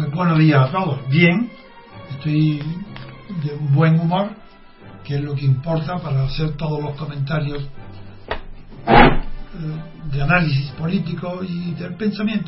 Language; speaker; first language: Spanish; native; Spanish